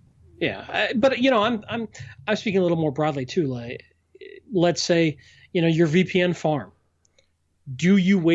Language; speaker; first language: English; native; English